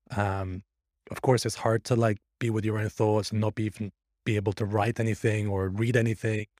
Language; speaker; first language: English; early bilingual, other home language; Persian